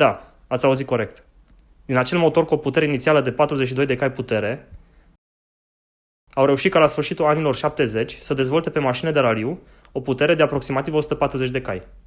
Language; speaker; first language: Romanian; native; Romanian